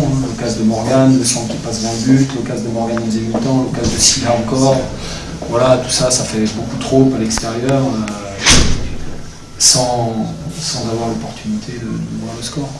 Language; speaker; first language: French; native; French